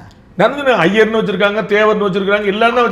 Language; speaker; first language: Tamil; native; Tamil